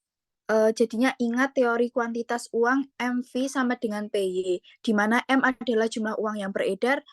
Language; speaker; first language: Indonesian; native; Indonesian